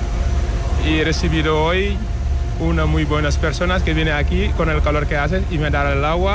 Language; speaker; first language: Spanish; non-native, learner; Wolof